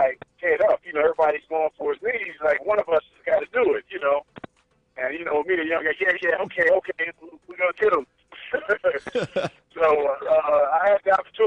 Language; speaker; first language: English; native; English